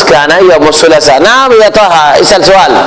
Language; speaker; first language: Arabic; non-native, fluent; Urdu